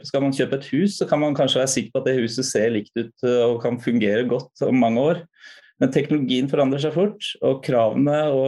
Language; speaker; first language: Norwegian; native; Norwegian